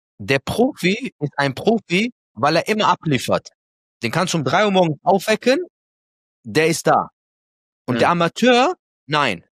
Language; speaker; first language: German; early bilingual, other home language; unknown